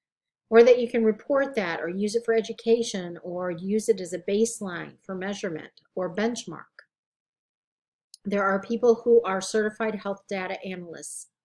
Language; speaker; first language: English; native; English